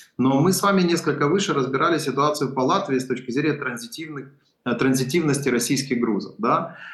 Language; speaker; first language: Russian; non-native, local second language; Ukrainian